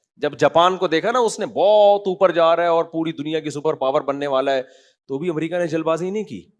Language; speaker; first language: Urdu; native; Urdu